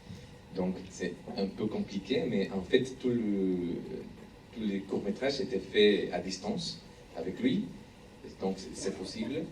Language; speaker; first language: French; non-native, learner; Spanish